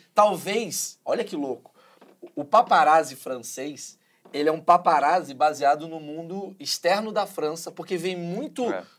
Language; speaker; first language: Portuguese; native; Portuguese